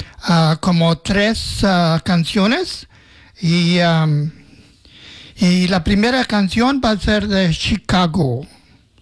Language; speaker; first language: Spanish; early bilingual, heritage; Spanish